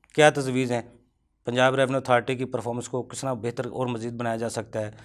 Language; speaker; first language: Urdu; non-native, local second language; Punjabi